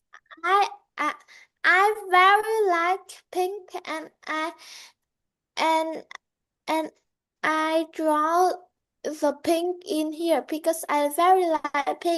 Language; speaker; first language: English; non-native, learner; Vietnamese